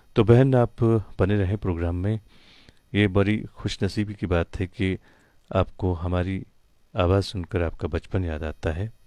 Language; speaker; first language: Hindi; non-native, local second language; Kashmiri